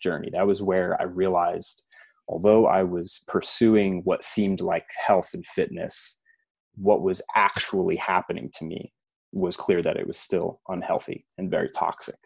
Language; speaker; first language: English; native; English